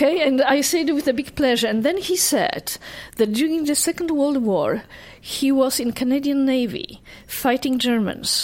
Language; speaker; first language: English; non-native, fluent; Polish